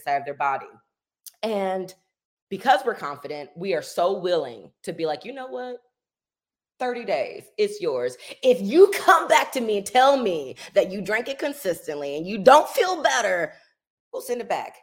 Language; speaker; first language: English; native; English